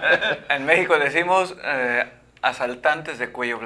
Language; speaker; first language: Spanish; native; Spanish